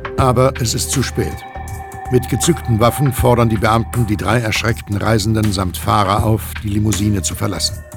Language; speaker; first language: German; native; German